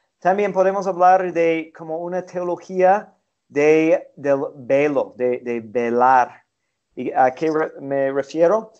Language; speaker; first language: Spanish; non-native, fluent; English